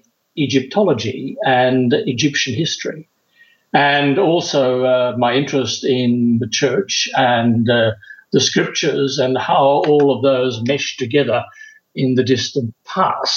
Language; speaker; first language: English; non-native, fluent; German